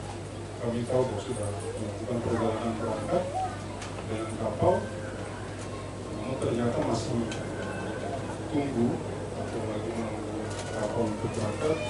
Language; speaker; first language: Indonesian; native; Indonesian